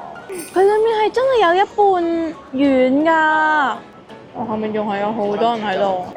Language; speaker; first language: Cantonese; native; Cantonese